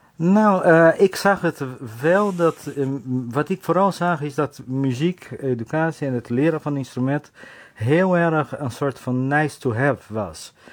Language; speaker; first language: Dutch; non-native, fluent; Portuguese